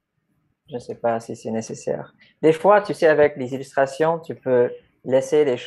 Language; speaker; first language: French; non-native, fluent; English